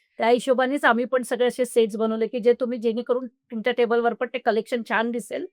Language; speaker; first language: Marathi; non-native, local second language; Marwari